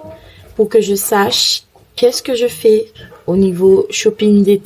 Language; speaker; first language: French; native; French